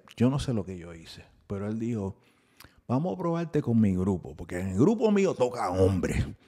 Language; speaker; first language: Spanish; early bilingual, heritage; Spanish